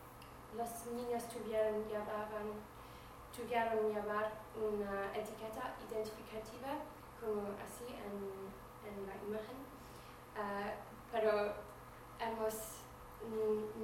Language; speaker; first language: Spanish; non-native, fluent; English